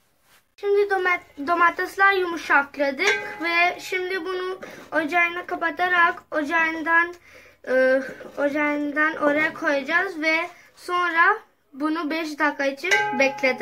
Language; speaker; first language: Turkish; non-native, learner; Urdu